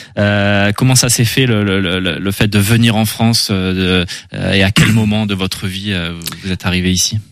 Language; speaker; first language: French; native; French